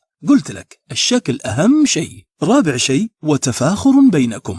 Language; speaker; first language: Arabic; native; Arabic